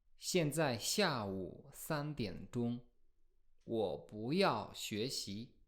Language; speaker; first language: Chinese; non-native, fluent; Polish